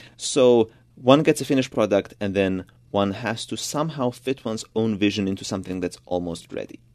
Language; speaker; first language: English; non-native, fluent; Georgian